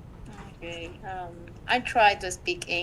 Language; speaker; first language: English; non-native, learner; Spanish